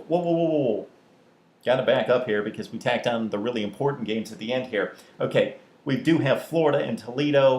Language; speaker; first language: English; native; English